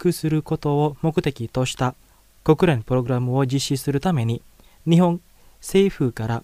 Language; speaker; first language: Japanese; non-native, fluent; Indonesian